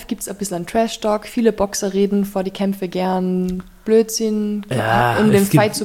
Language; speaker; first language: German; native; German